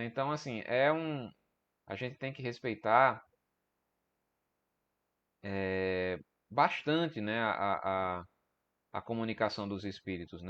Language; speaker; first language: Portuguese; native; Portuguese